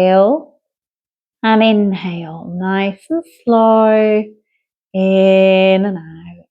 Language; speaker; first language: English; native; English